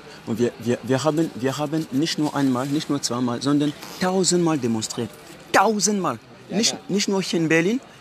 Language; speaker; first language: German; non-native, fluent; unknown